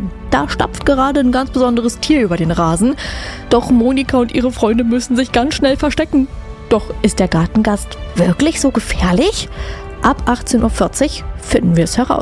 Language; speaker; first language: German; native; German